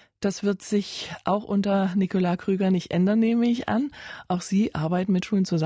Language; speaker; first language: German; native; German